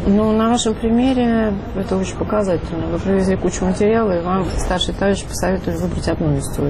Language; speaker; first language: Russian; native; Russian